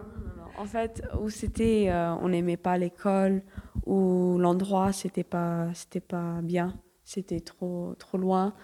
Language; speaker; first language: French; early bilingual, heritage; French